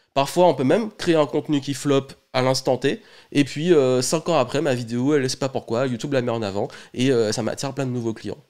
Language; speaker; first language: French; native; French